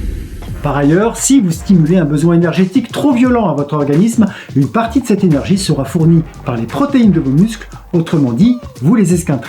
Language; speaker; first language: French; native; French